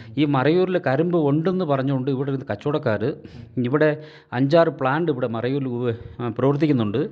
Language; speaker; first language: Malayalam; non-native, local second language; Tamil